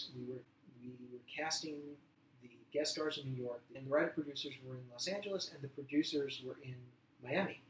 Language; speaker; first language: English; native; English